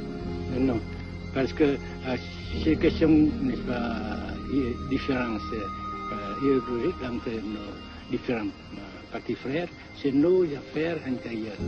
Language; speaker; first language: French; non-native, local second language; Vietnamese